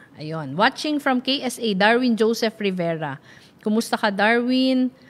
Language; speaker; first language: Filipino; non-native, local second language; Bikol